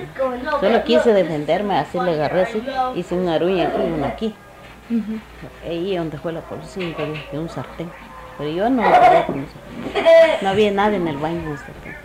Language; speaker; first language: Spanish; non-native, local second language; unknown